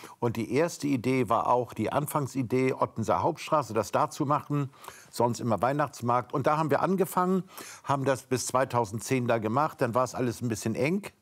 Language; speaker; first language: German; native; German